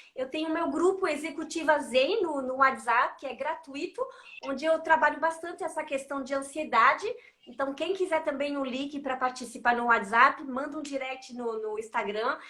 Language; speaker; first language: Portuguese; non-native, fluent; French